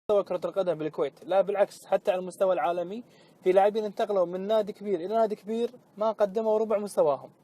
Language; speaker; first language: Arabic; native; Arabic